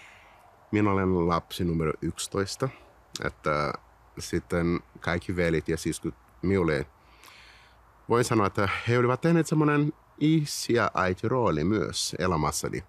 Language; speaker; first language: Finnish; non-native, fluent; Portuguese